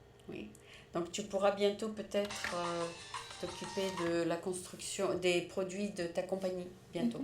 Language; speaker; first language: French; native; French